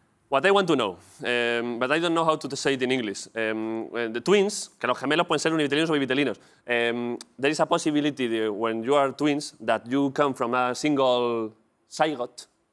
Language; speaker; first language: English; non-native, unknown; Spanish